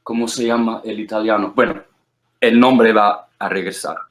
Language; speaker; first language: Spanish; non-native, fluent; English